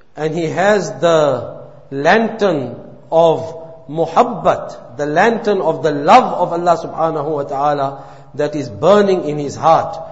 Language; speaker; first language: English; native; English